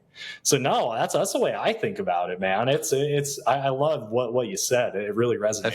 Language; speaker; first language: English; native; English